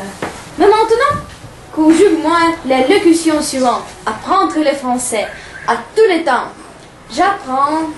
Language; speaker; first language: French; non-native, learner; Russian